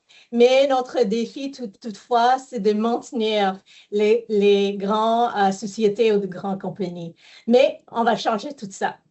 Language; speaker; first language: French; non-native, fluent; English